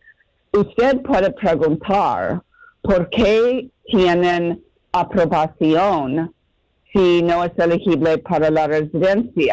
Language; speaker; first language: Spanish; non-native, learner; English